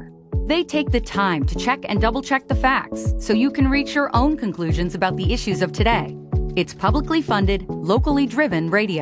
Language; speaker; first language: English; native; English